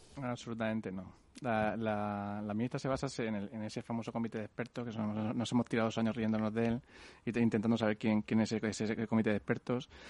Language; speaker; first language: Spanish; native; Spanish